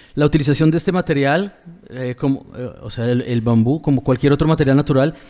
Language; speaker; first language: Spanish; native; Spanish